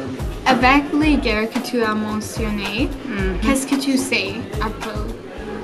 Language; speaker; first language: French; non-native, learner; English